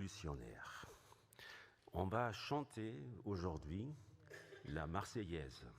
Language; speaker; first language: French; non-native, fluent; German